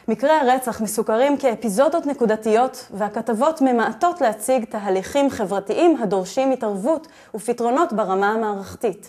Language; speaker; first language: Hebrew; native; Hebrew